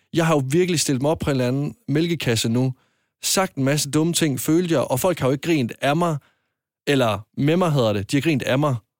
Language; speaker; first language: Danish; native; Danish